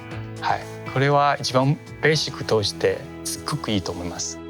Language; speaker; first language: Japanese; non-native, fluent; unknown